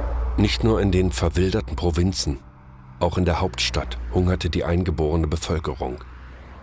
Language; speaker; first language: German; native; German